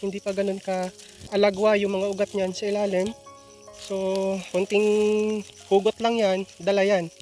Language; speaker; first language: Filipino; non-native, local second language; Cebuano